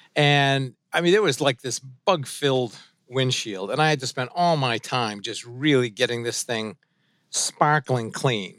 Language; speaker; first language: English; early bilingual, other home language; French